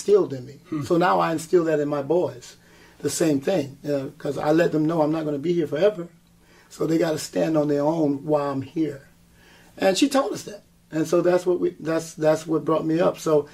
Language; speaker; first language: English; native; English